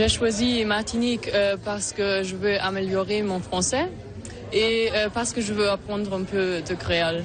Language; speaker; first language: French; non-native, learner; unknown